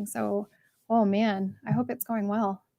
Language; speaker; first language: English; native; English